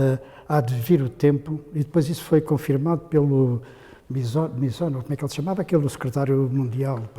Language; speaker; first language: Portuguese; native; Portuguese